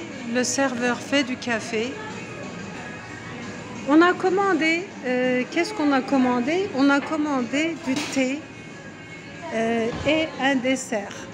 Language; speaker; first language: French; non-native, fluent; Turkish